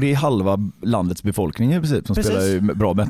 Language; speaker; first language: Swedish; native; Swedish